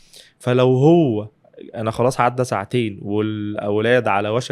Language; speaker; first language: Arabic; native; Arabic